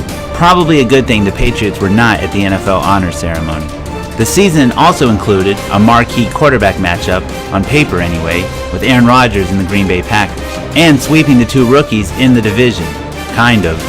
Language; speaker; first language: English; native; English